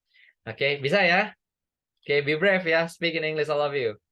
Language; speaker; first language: English; non-native, fluent; Indonesian